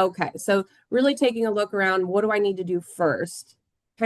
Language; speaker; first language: English; native; English